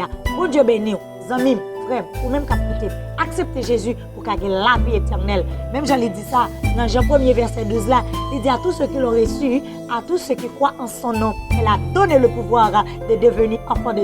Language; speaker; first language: French; non-native, learner; Haitian Creole